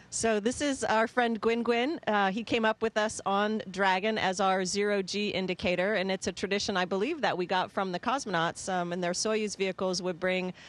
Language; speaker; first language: English; native; English